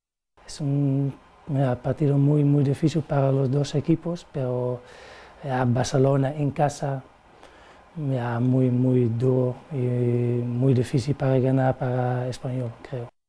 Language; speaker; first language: Spanish; non-native, learner; Dutch